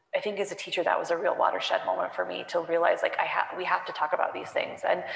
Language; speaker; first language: English; native; English